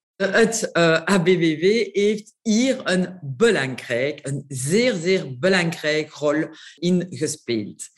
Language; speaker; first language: Dutch; non-native, local second language; French